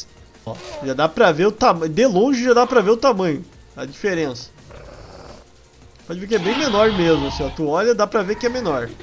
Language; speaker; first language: Portuguese; native; Portuguese